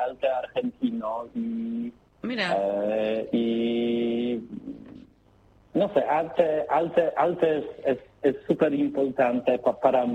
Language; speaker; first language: Spanish; non-native, learner; Polish